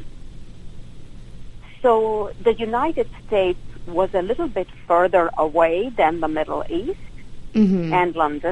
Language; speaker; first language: English; non-native, local second language; Hindi